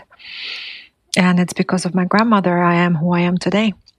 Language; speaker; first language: English; non-native, fluent; Buriat